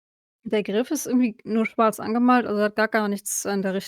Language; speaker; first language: German; native; German